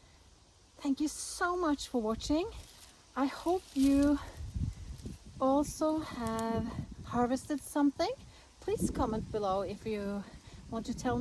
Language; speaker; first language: English; non-native, fluent; Norwegian